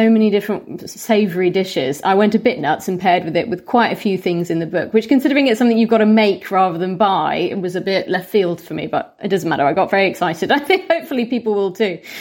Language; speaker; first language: English; native; English